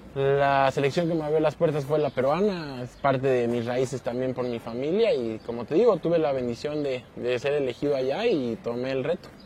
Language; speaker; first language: Spanish; native; Spanish